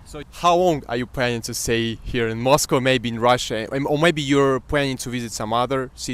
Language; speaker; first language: English; non-native, fluent; Russian